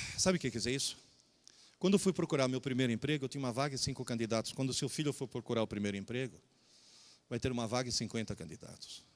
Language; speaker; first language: Portuguese; early bilingual, other home language; Italian